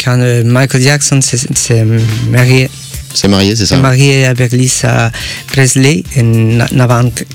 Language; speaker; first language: French; non-native, learner; Spanish